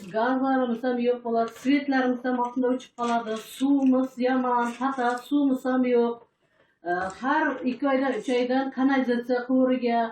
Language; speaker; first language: Uzbek; non-native, local second language; Kara-Kalpak